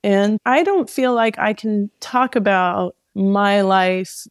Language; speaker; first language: English; native; English